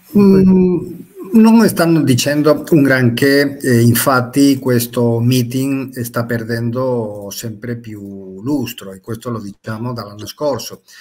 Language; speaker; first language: Italian; non-native, fluent; Spanish